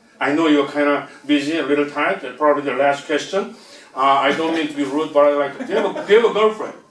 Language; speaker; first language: English; non-native, fluent; Korean